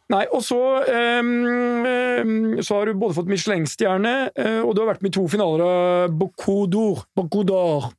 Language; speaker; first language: Norwegian; native; Norwegian